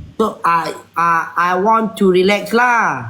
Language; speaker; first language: English; non-native, learner; Malay